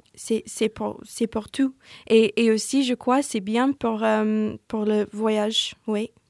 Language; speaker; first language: French; non-native, learner; English